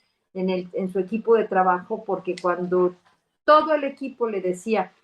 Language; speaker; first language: Spanish; native; Spanish